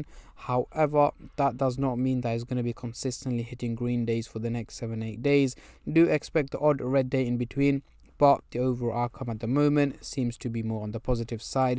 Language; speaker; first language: English; native; English